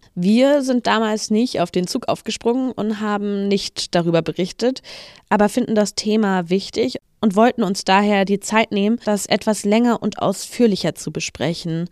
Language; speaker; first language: German; native; German